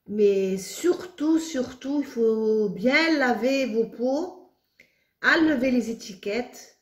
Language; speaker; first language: French; non-native, local second language; Arabic